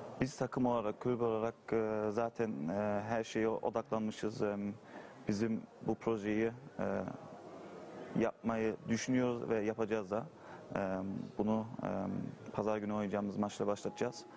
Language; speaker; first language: Turkish; early bilingual, heritage; Turkish